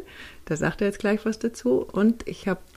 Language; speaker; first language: German; native; German